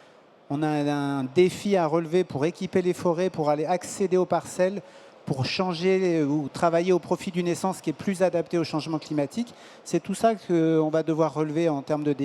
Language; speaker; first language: French; native; French